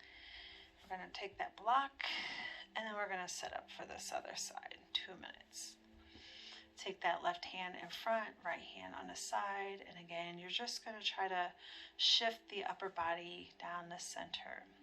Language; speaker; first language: English; native; English